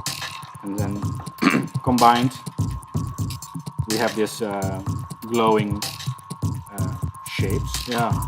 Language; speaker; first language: English; non-native, fluent; Dutch